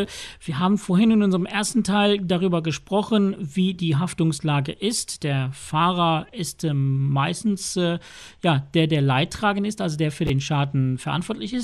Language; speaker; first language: German; native; German